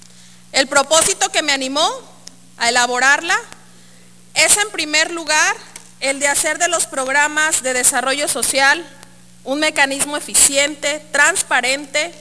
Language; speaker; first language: Spanish; native; Spanish